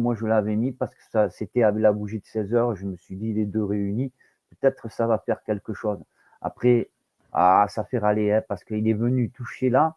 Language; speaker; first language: French; native; French